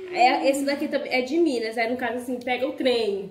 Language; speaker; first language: Portuguese; native; Portuguese